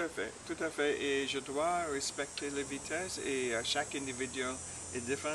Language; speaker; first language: French; non-native, learner; English